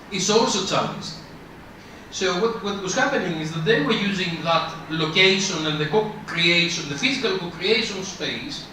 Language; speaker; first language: English; non-native, fluent; Greek